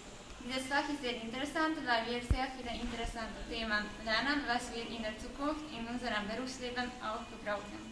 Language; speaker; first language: German; non-native, learner; Hungarian